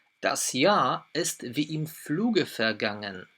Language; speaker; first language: German; non-native, fluent; Polish